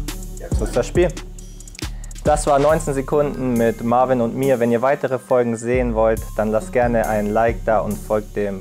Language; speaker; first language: German; native; German